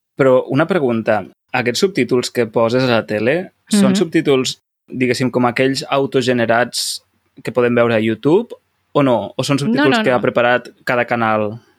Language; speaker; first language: Catalan; native; Catalan